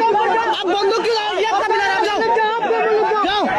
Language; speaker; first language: Hindi; non-native, learner; Bangla